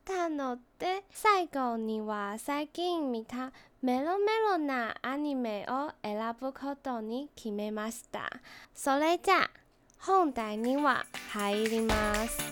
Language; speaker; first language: Japanese; non-native, learner; Chinese